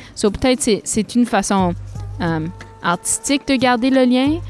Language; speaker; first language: French; native; French